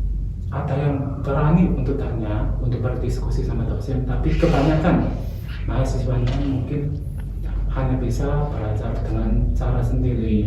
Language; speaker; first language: Indonesian; non-native, fluent; Chinese